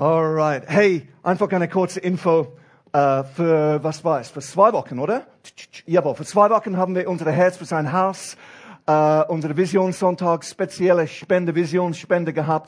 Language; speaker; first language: German; non-native, fluent; English